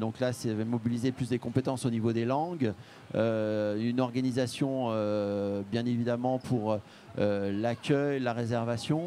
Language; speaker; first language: French; native; French